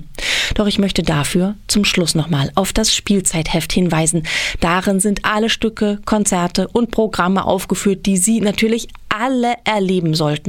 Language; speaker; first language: German; native; German